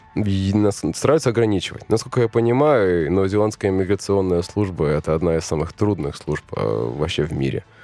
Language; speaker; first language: Russian; native; Russian